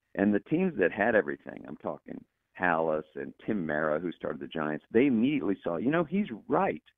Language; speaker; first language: English; native; English